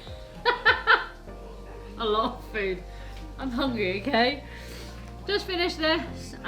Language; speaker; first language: English; native; English